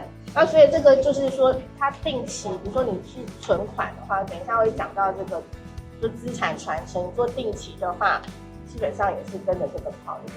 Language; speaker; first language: Chinese; native; Chinese